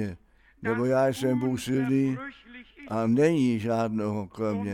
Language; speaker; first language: Czech; non-native, fluent; German